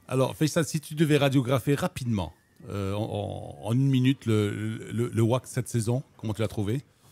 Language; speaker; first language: French; non-native, local second language; Arabic